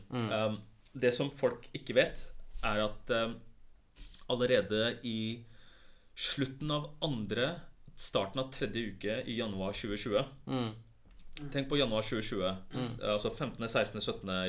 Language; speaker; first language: Norwegian; early bilingual, other home language; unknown